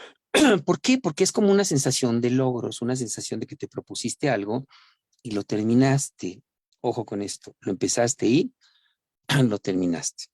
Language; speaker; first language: Spanish; native; Spanish